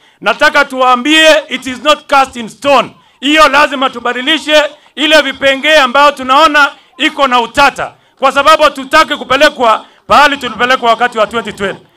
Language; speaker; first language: Swahili; non-native, local second language; Kalenjin